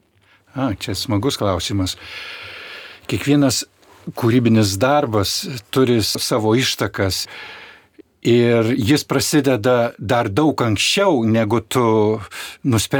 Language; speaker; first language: Lithuanian; native; Lithuanian